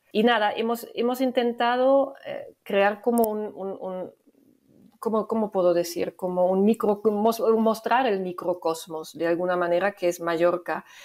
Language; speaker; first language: Spanish; non-native, fluent; German